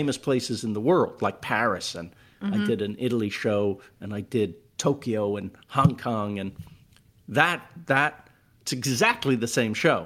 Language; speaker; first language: English; native; English